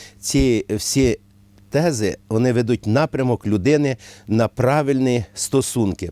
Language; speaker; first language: Ukrainian; native; Ukrainian